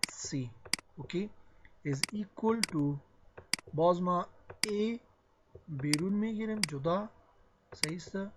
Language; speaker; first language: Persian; non-native, local second language; Pashto